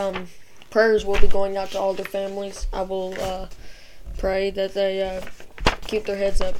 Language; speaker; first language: English; native; English